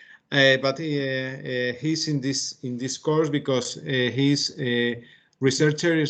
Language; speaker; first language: English; non-native, fluent; Spanish